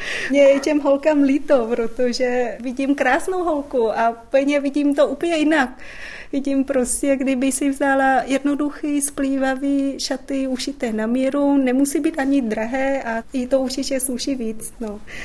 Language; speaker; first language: Czech; non-native, fluent; Vietnamese